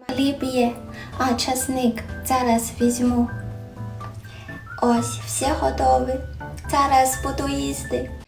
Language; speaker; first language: Ukrainian; non-native, learner; Chinese